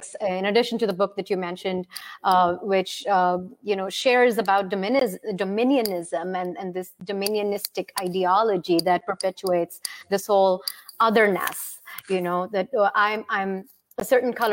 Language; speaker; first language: English; non-native, local second language; Hindi